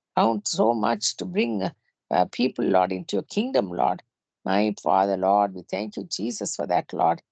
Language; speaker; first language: English; non-native, local second language; Tamil